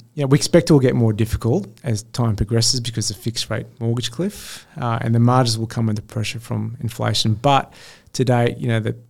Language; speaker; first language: English; native; English